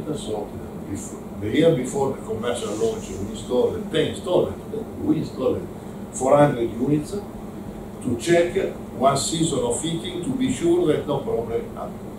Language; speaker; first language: English; non-native, learner; Italian